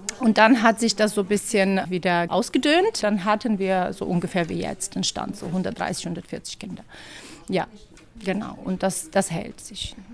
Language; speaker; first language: German; non-native, fluent; Ukrainian